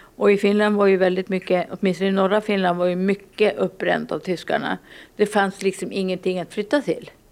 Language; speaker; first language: Swedish; early bilingual, other home language; Finnish